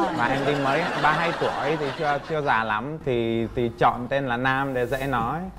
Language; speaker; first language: Vietnamese; non-native, fluent; Czech